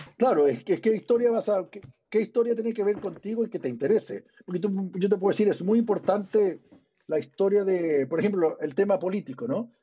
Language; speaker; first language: Spanish; early bilingual, other home language; English